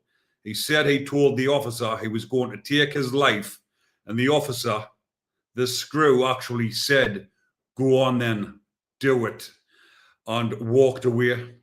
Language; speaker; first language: English; native; English